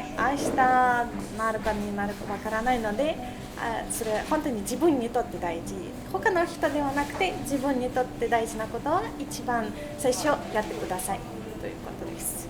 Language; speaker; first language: Japanese; non-native, fluent; Russian